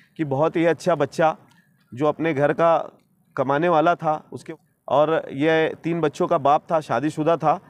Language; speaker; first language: Hindi; non-native, local second language; Urdu